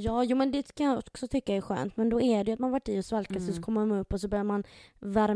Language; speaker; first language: Swedish; native; Swedish